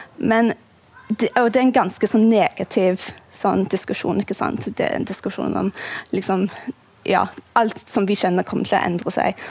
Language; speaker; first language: Norwegian; non-native, fluent; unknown